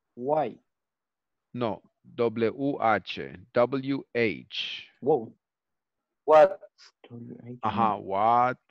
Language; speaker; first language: Spanish; early bilingual, heritage; Spanish